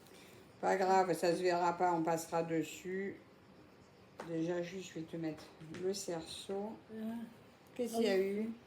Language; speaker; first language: French; native; French